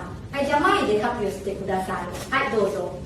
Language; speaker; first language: Japanese; non-native, fluent; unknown